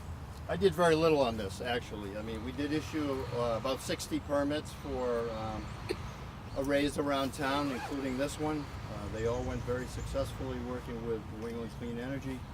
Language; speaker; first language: English; native; English